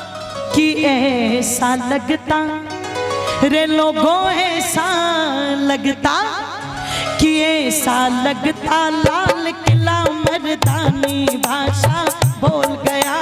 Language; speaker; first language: Hindi; native; Hindi